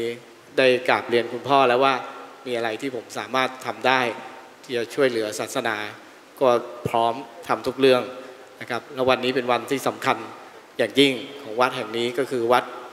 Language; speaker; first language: Thai; native; Thai